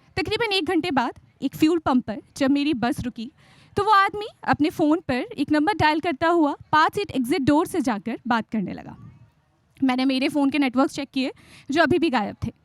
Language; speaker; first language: Hindi; native; Hindi